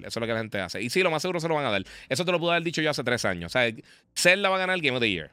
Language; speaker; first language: Spanish; native; Spanish